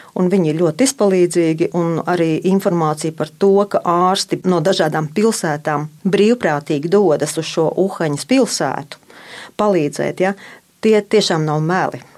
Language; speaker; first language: Latvian; native; Latvian